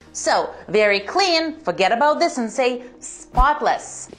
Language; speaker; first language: English; non-native, fluent; Romanian